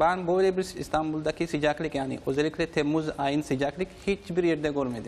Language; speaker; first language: Turkish; non-native, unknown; Oromo